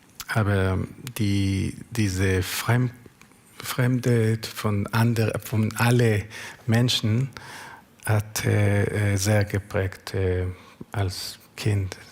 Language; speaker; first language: German; non-native, learner; Hebrew